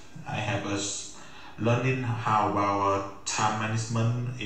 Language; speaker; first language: English; non-native, learner; Vietnamese